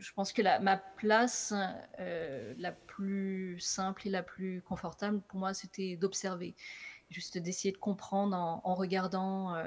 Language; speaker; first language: French; native; French